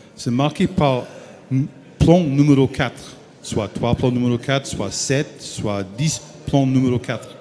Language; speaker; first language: French; non-native, fluent; English